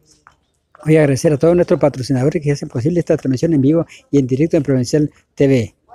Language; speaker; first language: Spanish; native; Spanish